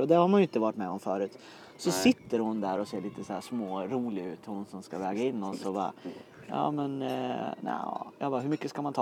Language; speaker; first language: Swedish; native; Swedish